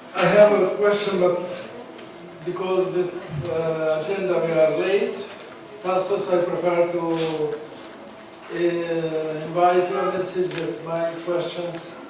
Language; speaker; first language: English; non-native, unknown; Albanian